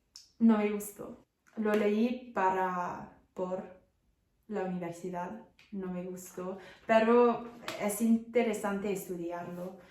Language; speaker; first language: Spanish; non-native, fluent; English